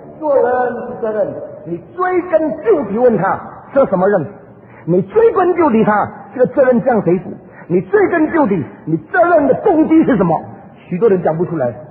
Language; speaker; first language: Chinese; early bilingual, heritage; Chinese